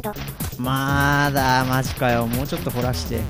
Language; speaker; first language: Japanese; native; Japanese